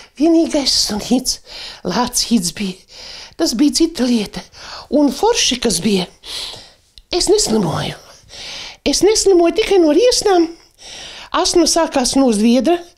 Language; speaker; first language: Latvian; native; Latvian